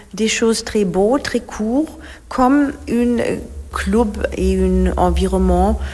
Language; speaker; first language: French; non-native, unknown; German